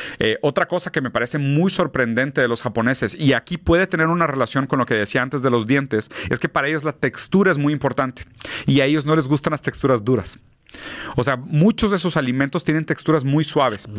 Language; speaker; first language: Spanish; native; Spanish